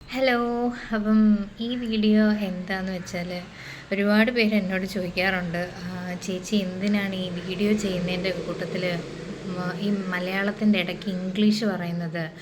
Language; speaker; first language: Malayalam; early bilingual, heritage; Malayalam